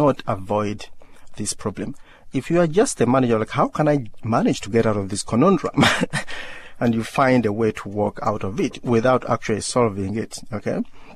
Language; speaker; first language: English; non-native, local second language; Ganda